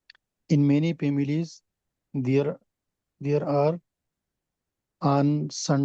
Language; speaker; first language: English; non-native, learner; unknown